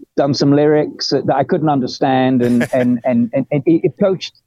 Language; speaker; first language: English; native; English